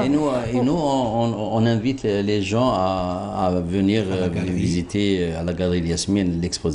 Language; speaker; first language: French; non-native, local second language; Arabic